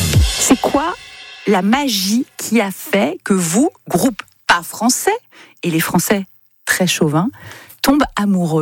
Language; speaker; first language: French; native; French